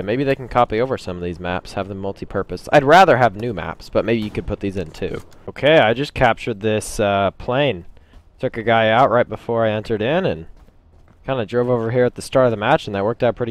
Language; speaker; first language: English; native; English